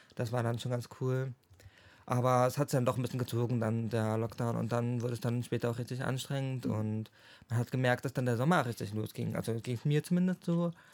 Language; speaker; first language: German; native; German